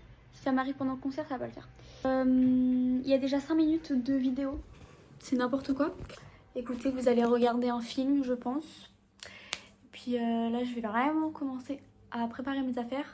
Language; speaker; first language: French; native; French